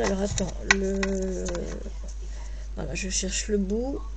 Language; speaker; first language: French; native; French